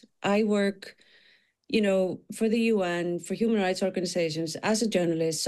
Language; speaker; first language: English; non-native, fluent; Icelandic